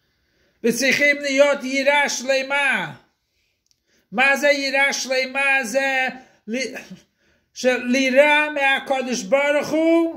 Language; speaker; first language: Hebrew; non-native, fluent; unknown